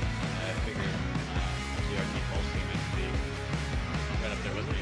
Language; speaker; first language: English; native; English